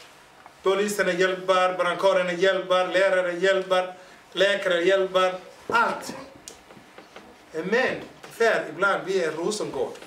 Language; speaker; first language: Swedish; non-native, fluent; Somali